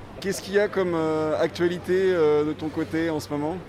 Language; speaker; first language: French; native; French